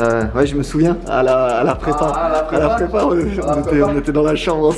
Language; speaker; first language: French; native; French